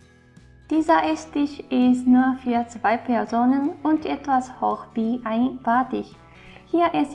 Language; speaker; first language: German; non-native, fluent; Japanese